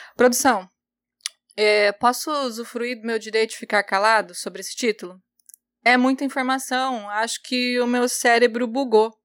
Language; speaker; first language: Portuguese; native; Portuguese